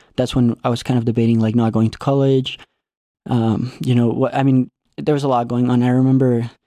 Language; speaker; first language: English; non-native, fluent; Spanish